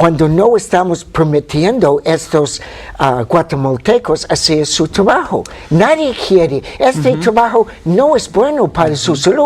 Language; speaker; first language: Spanish; non-native, fluent; English